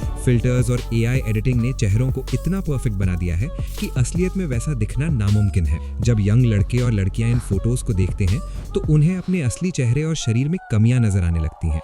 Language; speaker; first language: Hindi; native; Hindi